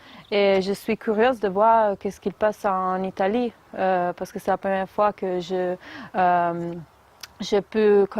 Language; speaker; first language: French; non-native, fluent; Italian